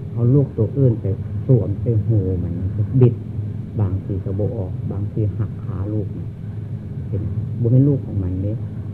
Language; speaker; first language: Thai; native; Thai